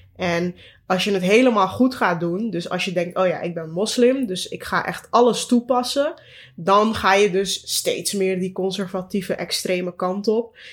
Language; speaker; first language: Dutch; early bilingual, other home language; Turkish